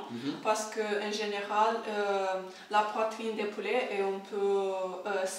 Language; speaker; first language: French; non-native, learner; English